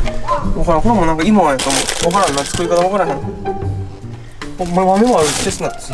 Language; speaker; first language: Japanese; native; Japanese